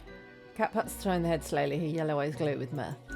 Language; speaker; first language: English; native; English